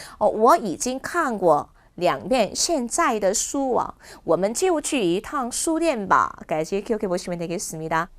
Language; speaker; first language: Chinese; non-native, fluent; Korean